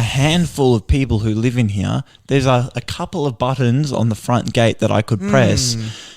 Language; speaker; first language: English; native; English